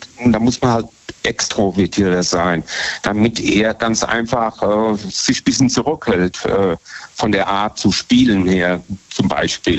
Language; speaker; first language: German; native; German